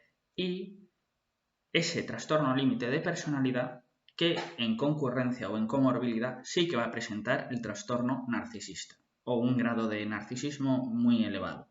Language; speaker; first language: Spanish; native; Spanish